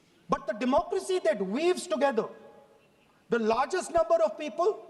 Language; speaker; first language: English; non-native, local second language; Hindi